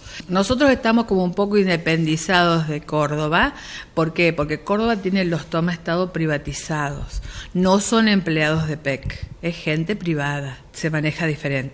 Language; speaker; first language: Spanish; native; Spanish